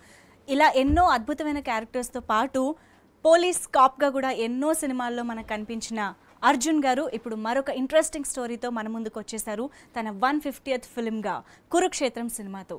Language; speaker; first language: Telugu; native; Telugu